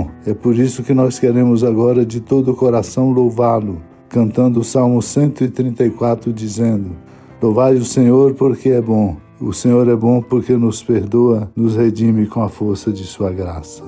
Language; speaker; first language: Portuguese; native; Portuguese